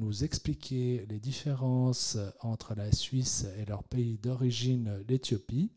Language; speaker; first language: French; native; French